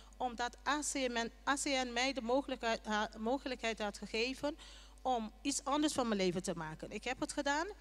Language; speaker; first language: Dutch; non-native, local second language; Papiamento